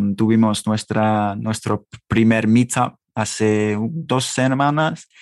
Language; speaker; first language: Spanish; non-native, fluent; English